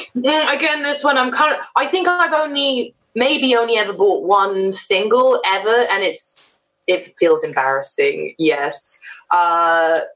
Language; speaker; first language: English; native; English